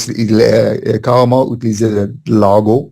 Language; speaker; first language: French; non-native, fluent; English